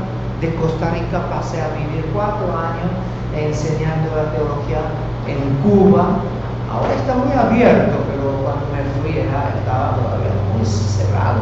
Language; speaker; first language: Spanish; non-native, fluent; Korean